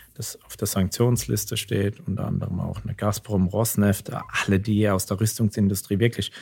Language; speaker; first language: German; native; German